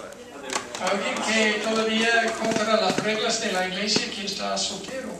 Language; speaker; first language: Spanish; non-native, fluent; English